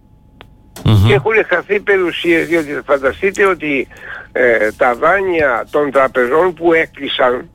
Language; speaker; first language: Greek; native; Greek